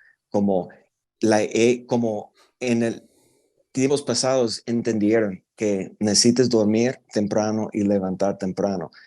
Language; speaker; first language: Spanish; non-native, fluent; English